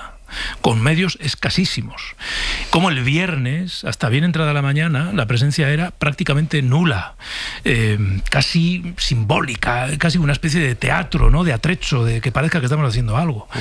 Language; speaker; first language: Spanish; native; Spanish